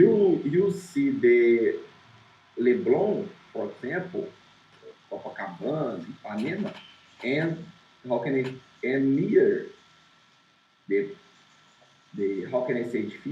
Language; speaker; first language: English; non-native, learner; Portuguese